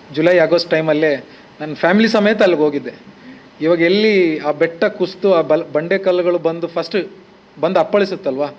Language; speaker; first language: Kannada; native; Kannada